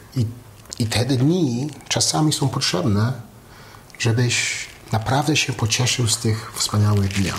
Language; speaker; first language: Polish; early bilingual, heritage; Polish